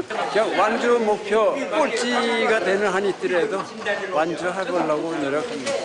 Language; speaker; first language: Korean; native; Korean